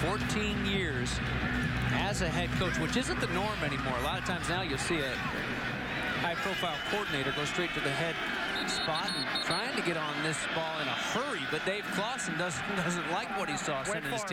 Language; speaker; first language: English; native; English